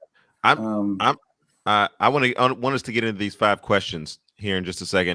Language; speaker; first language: English; native; English